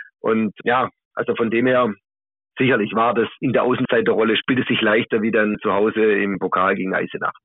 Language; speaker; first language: German; native; German